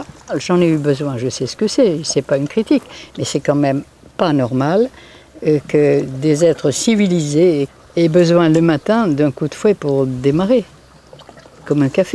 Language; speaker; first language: French; native; French